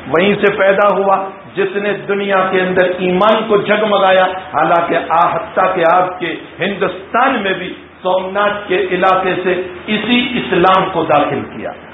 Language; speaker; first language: Urdu; non-native, local second language; Gujarati